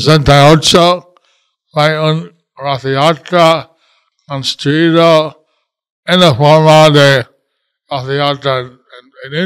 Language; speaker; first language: Spanish; non-native, learner; English